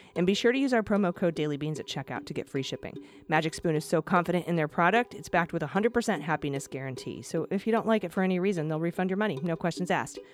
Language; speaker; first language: English; native; English